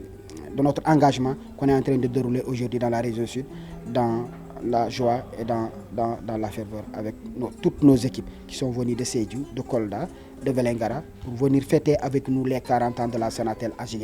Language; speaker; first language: French; non-native, local second language; Wolof